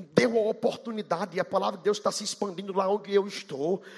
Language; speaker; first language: Portuguese; native; Portuguese